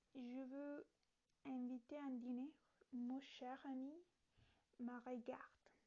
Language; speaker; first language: French; non-native, learner; Italian